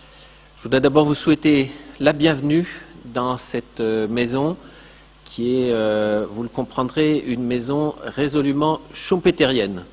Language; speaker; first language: French; native; French